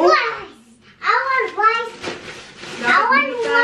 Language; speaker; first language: English; native; English